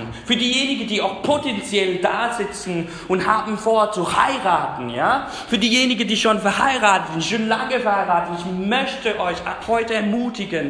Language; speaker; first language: German; non-native, fluent; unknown